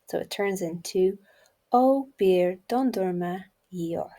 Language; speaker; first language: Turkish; non-native, learner; English